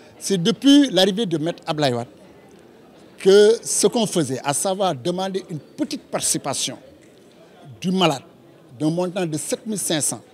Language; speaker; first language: French; non-native, local second language; Wolof